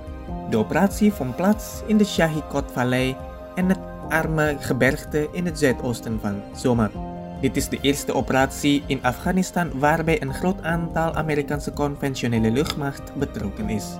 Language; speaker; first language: Dutch; non-native, fluent; Indonesian